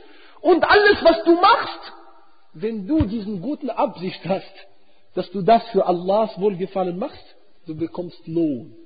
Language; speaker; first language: German; non-native, fluent; Arabic